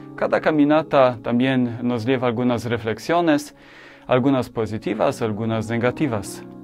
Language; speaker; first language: Spanish; non-native, fluent; Polish